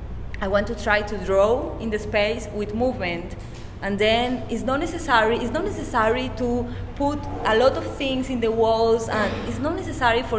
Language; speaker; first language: English; non-native, learner; Spanish